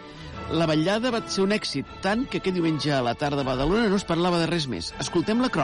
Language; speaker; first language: Catalan; native; Catalan